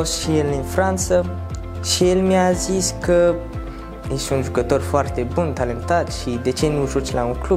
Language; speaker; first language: Romanian; non-native, learner; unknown